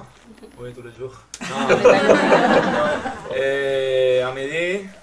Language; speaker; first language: French; non-native, fluent; Spanish